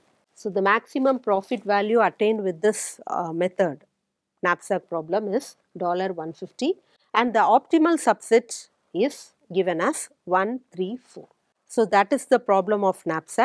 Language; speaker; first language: English; non-native, local second language; Tamil